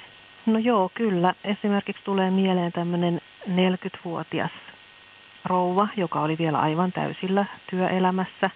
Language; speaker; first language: Finnish; native; Finnish